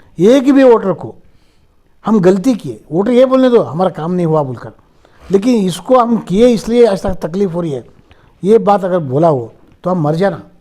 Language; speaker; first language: Hindi; non-native, local second language; Marathi